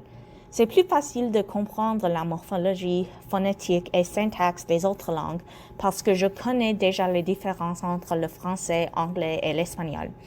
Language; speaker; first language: French; non-native, local second language; English